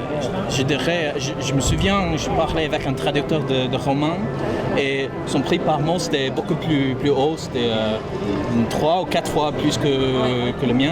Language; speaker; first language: French; non-native, fluent; English